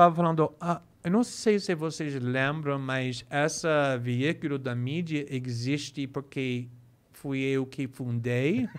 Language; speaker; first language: Portuguese; non-native, fluent; English